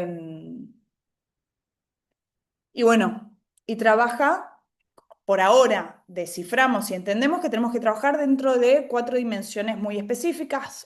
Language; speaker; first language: Spanish; native; Spanish